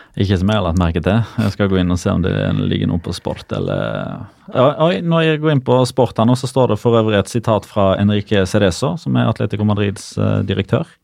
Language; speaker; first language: Norwegian; native; Norwegian